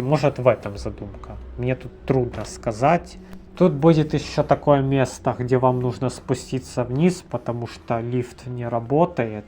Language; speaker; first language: Russian; native; Russian